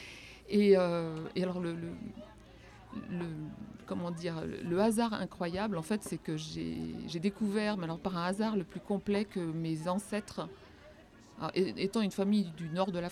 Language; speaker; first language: French; native; French